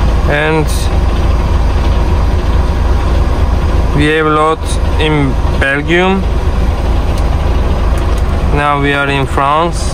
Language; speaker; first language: English; non-native, learner; Turkish